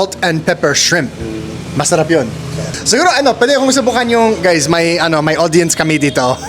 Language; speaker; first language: Filipino; non-native, learner; English